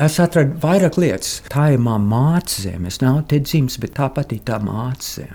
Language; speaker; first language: Latvian; early bilingual, heritage; Latvian